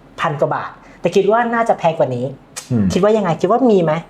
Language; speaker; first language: Thai; native; Thai